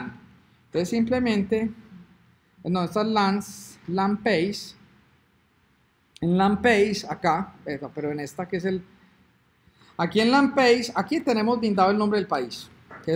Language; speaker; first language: Spanish; native; Spanish